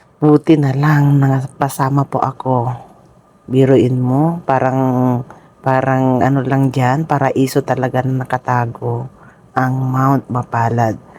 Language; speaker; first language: Filipino; non-native, local second language; Iloko